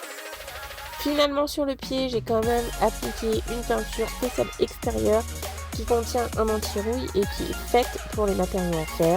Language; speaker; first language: French; native; French